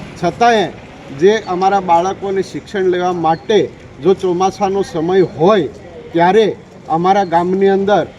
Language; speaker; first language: Gujarati; native; Gujarati